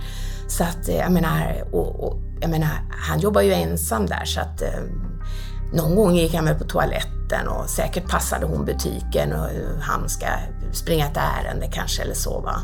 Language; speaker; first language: Swedish; native; Swedish